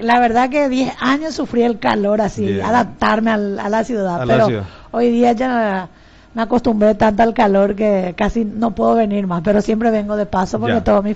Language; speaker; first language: Spanish; native; Spanish